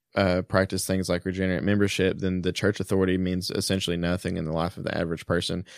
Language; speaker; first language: English; early bilingual, other home language; German